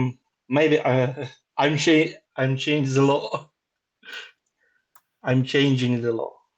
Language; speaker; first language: English; non-native, learner; Ukrainian